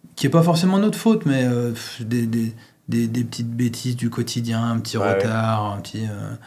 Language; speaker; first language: French; native; French